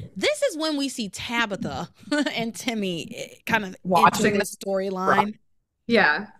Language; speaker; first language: English; native; English